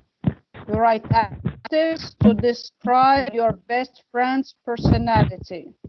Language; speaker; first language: English; non-native, fluent; Arabic